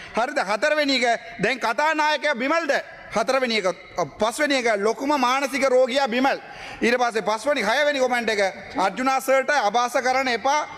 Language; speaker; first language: Sinhala; non-native, local second language; Tamil